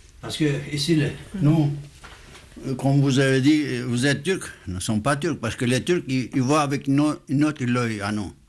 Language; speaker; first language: French; non-native, fluent; Greek